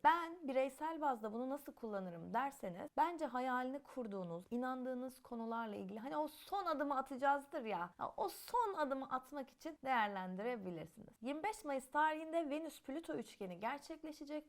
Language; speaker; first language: Turkish; native; Turkish